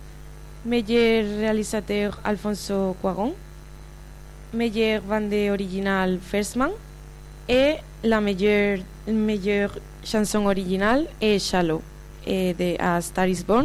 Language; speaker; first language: French; non-native, learner; Spanish